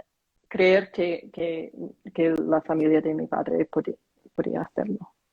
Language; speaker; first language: Spanish; non-native, fluent; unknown